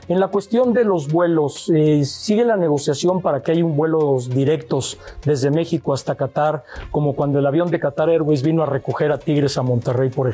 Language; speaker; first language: Spanish; native; Spanish